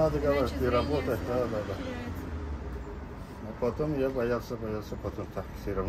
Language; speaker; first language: Russian; non-native, local second language; Kazakh